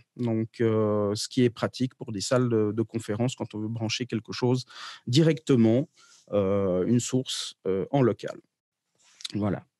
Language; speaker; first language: French; native; French